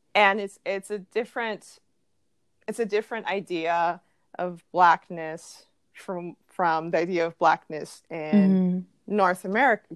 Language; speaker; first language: English; native; English